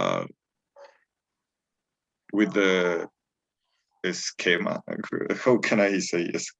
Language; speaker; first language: English; non-native, learner; Spanish